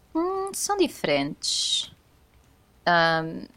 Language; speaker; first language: Portuguese; native; Portuguese